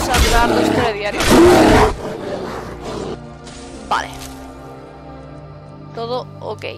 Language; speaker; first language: Spanish; native; Spanish